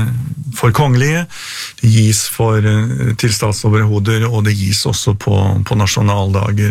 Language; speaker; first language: Norwegian; native; Norwegian